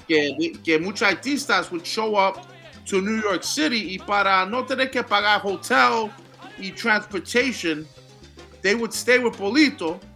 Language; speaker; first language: English; early bilingual, other home language; Spanish